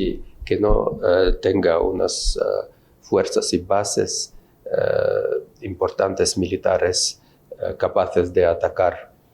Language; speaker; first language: Spanish; non-native, fluent; Russian